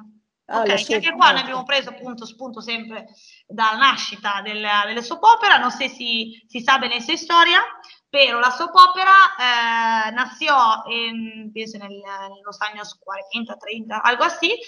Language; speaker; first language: Italian; native; Italian